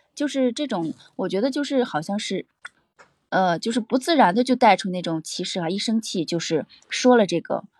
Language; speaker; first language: Chinese; native; Chinese